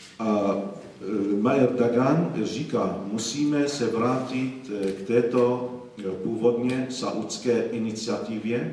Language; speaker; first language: Czech; non-native, fluent; Arabic